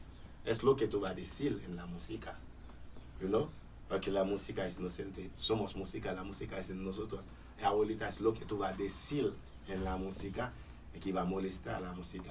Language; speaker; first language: Spanish; non-native, fluent; Haitian Creole